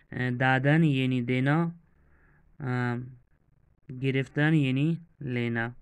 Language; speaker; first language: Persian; non-native, fluent; Urdu